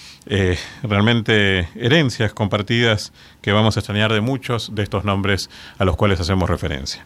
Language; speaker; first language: Spanish; native; Spanish